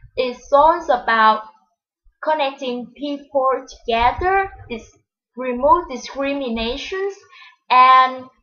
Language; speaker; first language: English; non-native, fluent; Vietnamese